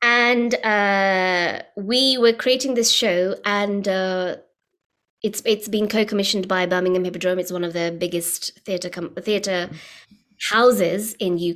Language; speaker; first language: English; native; English